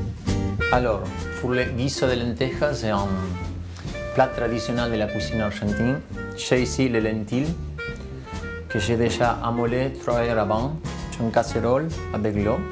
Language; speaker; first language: French; non-native, fluent; Spanish